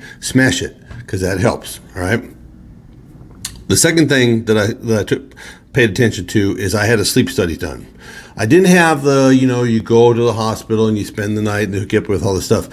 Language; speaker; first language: English; native; English